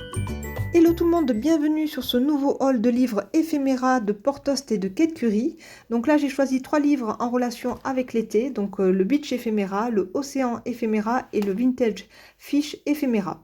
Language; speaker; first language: French; native; French